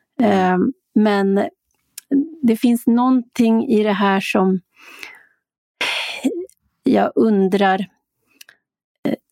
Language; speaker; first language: Swedish; native; Swedish